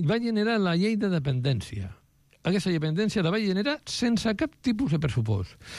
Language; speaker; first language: Catalan; non-native, local second language; Spanish